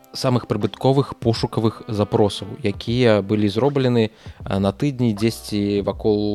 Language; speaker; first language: Belarusian; native; Belarusian